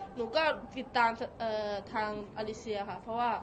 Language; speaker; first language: Thai; native; Thai